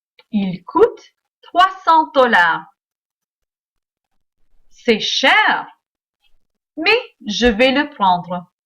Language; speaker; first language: French; non-native, fluent; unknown